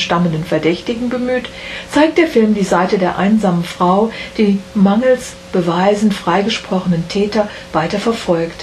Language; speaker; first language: German; native; German